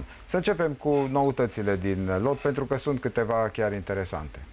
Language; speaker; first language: Romanian; native; Romanian